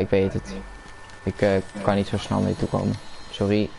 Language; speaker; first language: Dutch; native; Dutch